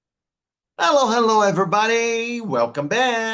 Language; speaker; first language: English; non-native, fluent; Portuguese